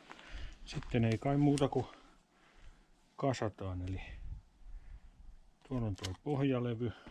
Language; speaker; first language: Finnish; native; Finnish